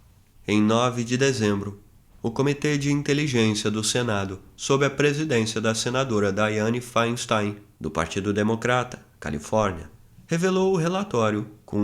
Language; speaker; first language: Portuguese; native; Portuguese